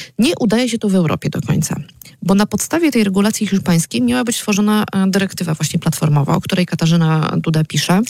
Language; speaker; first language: Polish; native; Polish